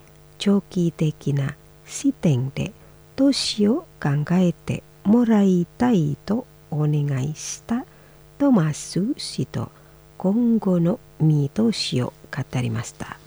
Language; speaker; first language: Japanese; non-native, fluent; Indonesian